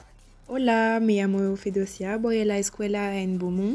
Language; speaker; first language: Spanish; non-native, learner; French